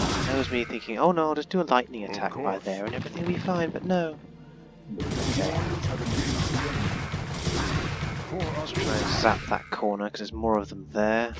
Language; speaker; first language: English; native; English